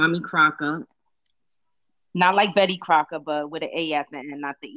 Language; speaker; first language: English; native; English